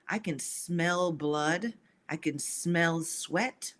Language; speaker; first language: English; native; English